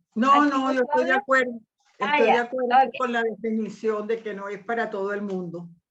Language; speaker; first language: Spanish; native; Spanish